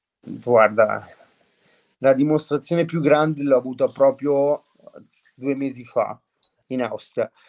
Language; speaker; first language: Italian; native; Italian